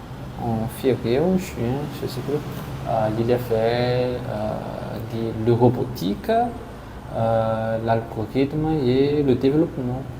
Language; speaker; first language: French; non-native, local second language; Malagasy